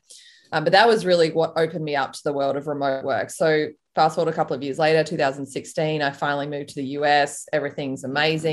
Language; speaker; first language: English; native; English